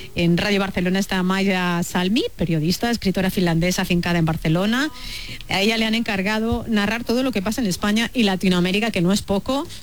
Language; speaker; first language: Spanish; native; Spanish